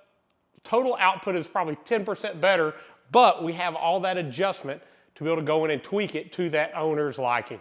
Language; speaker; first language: English; native; English